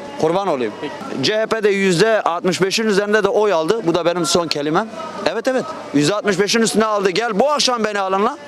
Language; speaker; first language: Turkish; non-native, local second language; Kurdish